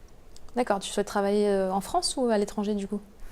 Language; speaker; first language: French; native; French